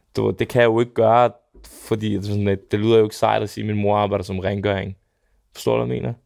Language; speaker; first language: Danish; early bilingual, other home language; Serbian